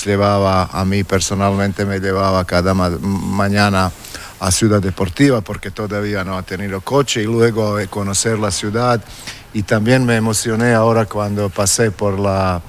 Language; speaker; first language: Spanish; non-native, fluent; Croatian